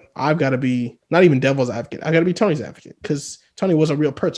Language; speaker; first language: English; native; English